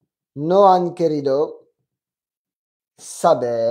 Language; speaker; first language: Spanish; non-native, fluent; French